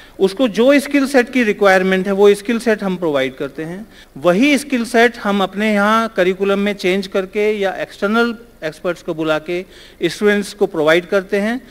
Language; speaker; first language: Hindi; native; Hindi